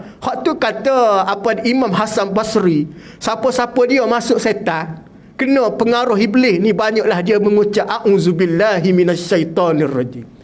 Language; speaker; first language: Malay; native; Malay